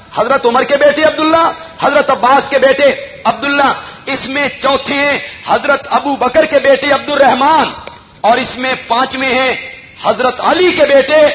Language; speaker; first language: Urdu; non-native, local second language; Punjabi